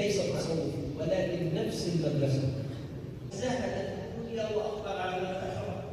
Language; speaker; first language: Arabic; non-native, fluent; Indonesian